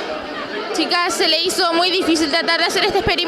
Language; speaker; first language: Spanish; native; Spanish